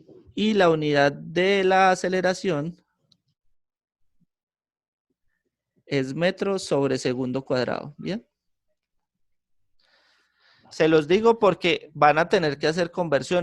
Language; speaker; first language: Spanish; native; Spanish